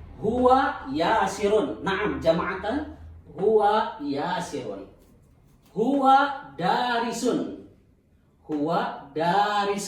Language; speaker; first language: Arabic; non-native, fluent; Indonesian